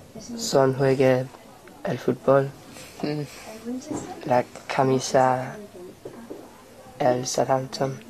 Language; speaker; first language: Spanish; non-native, learner; English